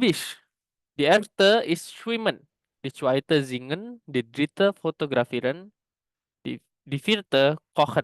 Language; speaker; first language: German; non-native, learner; Indonesian